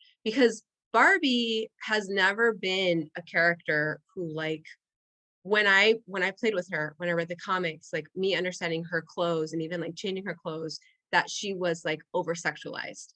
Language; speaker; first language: English; non-native, fluent; Spanish